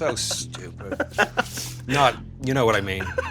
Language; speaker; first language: English; native; English